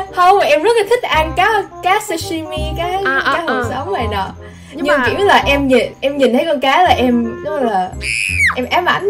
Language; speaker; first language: Vietnamese; early bilingual, heritage; Vietnamese